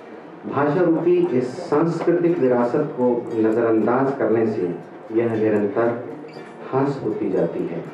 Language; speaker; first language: Hindi; native; Hindi